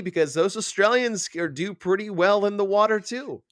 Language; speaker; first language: English; native; English